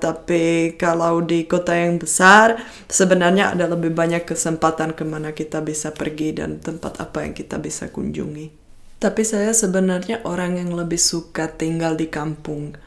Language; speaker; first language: Indonesian; non-native, fluent; Czech